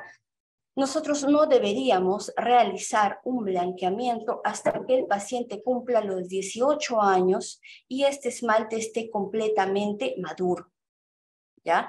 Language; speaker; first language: Spanish; native; Spanish